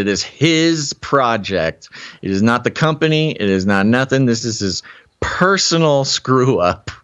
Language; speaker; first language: English; native; English